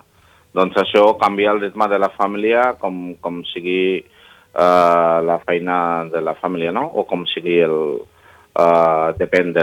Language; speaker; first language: Catalan; non-native, learner; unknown